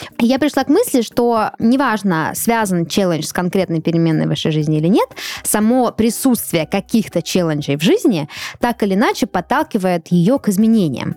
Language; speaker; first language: Russian; native; Russian